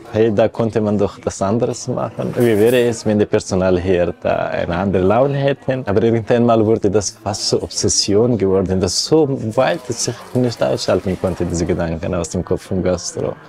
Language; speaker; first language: German; non-native, fluent; Persian